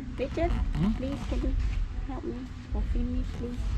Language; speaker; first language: English; non-native, learner; Thai